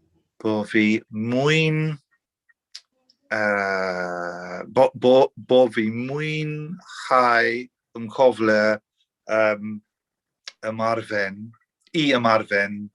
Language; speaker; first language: Welsh; non-native, learner; English